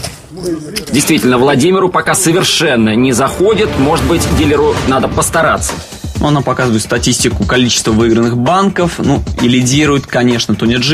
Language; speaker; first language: Russian; native; Russian